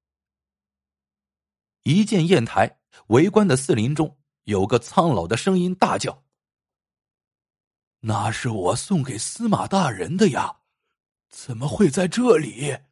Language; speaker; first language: Chinese; native; Chinese